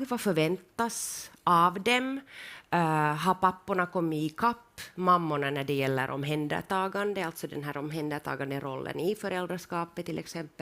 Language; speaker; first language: Swedish; native; Swedish